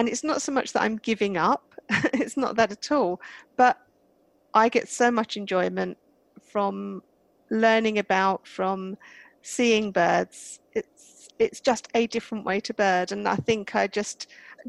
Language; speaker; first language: English; native; English